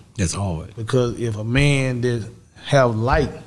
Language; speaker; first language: English; native; English